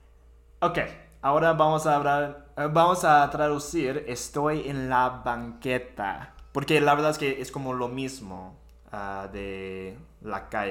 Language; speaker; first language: Spanish; non-native, fluent; English